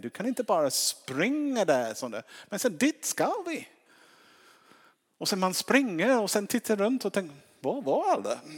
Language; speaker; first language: Swedish; non-native, fluent; English